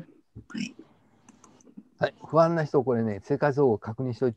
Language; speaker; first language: Japanese; native; Japanese